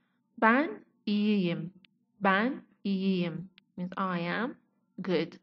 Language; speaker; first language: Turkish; non-native, fluent; Persian